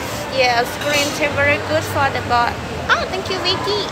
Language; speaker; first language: English; non-native, learner; Thai